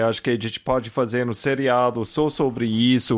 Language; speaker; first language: Portuguese; non-native, fluent; English